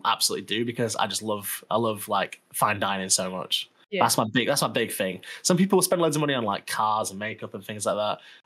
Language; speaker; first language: English; native; English